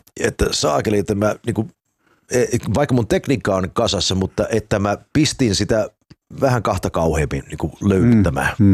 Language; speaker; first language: Finnish; early bilingual, heritage; Finnish